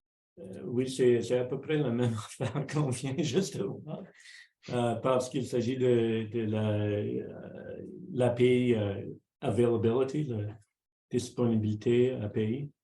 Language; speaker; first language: French; non-native, local second language; English